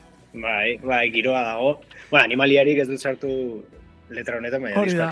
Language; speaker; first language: Basque; native; Basque